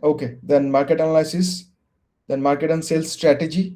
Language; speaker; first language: English; non-native, local second language; Bangla